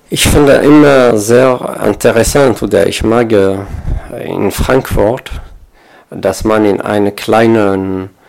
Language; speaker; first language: German; non-native, fluent; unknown